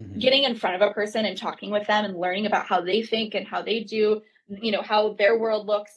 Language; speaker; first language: English; native; English